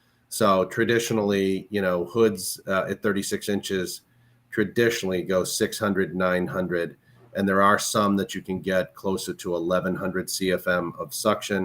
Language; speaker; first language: English; native; English